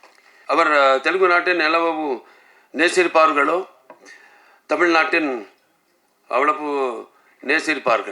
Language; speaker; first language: Tamil; non-native, local second language; Telugu